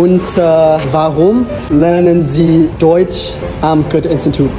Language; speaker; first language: German; non-native, learner; Thai